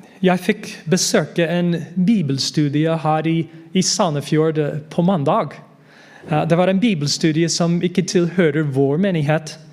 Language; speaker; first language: Norwegian; non-native, fluent; English